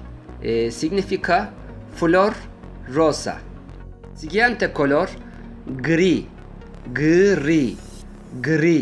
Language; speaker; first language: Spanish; non-native, fluent; Turkish